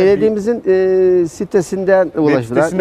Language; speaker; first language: Turkish; native; Turkish